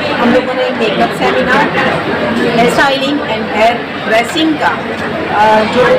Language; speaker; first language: Hindi; non-native, local second language; Gujarati